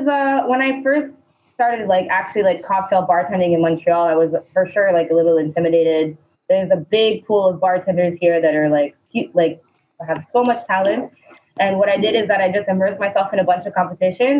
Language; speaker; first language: English; native; English